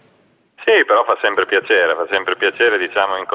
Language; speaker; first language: Italian; native; Italian